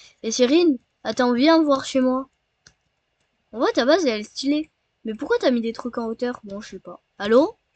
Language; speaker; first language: French; native; French